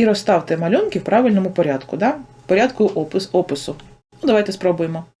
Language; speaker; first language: Ukrainian; native; Ukrainian